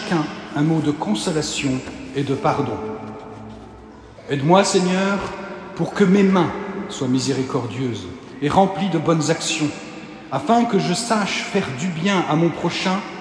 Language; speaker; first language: French; native; French